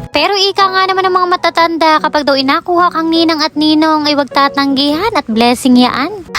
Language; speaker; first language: Filipino; native; Filipino